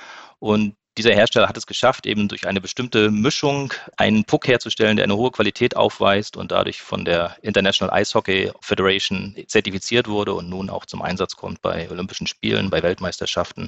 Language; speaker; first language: German; native; German